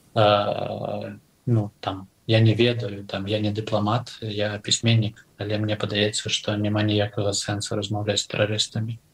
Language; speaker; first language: Belarusian; non-native, local second language; Russian